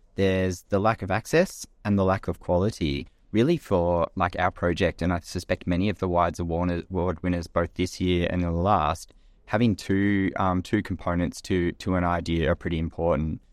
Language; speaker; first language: English; native; English